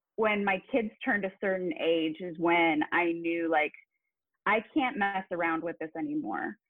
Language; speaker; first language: English; native; English